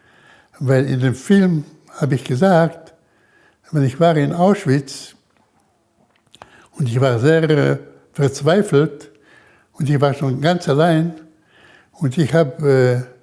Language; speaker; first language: German; early bilingual, heritage; German